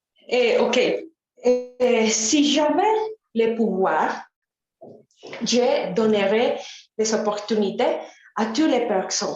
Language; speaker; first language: French; non-native, learner; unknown